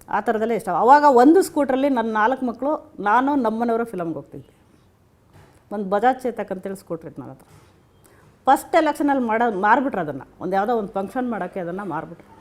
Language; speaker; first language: Kannada; native; Kannada